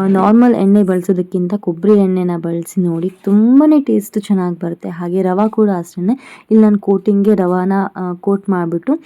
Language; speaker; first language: Kannada; non-native, local second language; Konkani